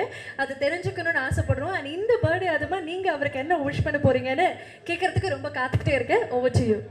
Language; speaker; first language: Tamil; native; Tamil